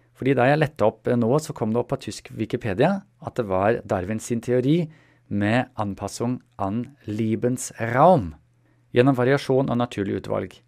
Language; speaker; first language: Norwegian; non-native, fluent; German